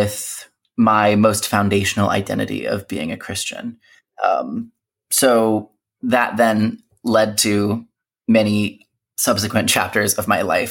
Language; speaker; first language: English; native; English